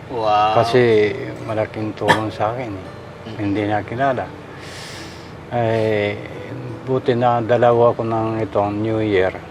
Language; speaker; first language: Filipino; non-native, learner; Japanese